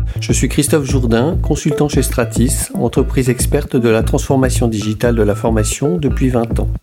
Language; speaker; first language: French; native; French